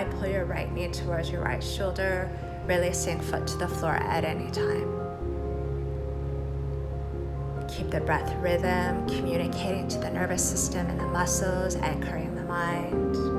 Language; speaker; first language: English; native; English